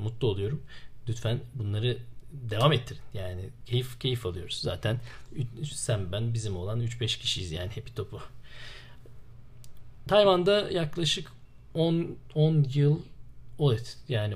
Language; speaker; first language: Turkish; native; Turkish